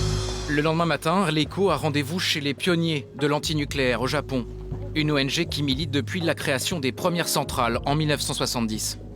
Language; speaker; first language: French; native; French